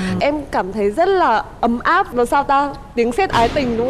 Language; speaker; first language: Vietnamese; native; Vietnamese